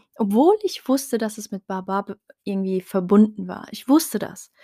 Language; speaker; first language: German; early bilingual, other home language; Riffian